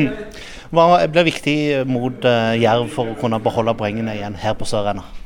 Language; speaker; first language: Norwegian; native; Norwegian